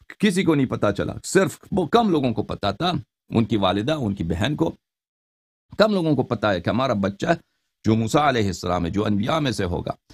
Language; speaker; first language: Urdu; non-native, fluent; Persian